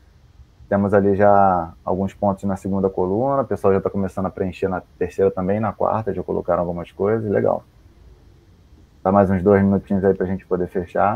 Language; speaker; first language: Portuguese; native; Portuguese